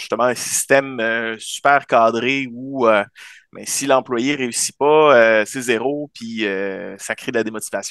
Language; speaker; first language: French; native; French